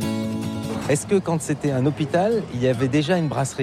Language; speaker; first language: French; native; French